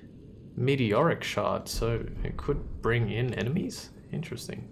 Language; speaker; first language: English; native; English